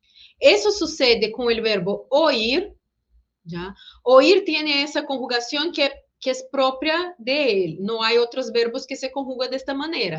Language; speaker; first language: Spanish; non-native, fluent; Portuguese